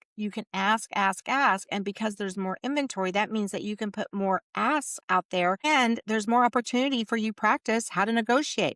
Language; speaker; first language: English; native; English